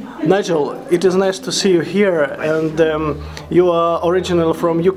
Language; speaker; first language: English; non-native, learner; Russian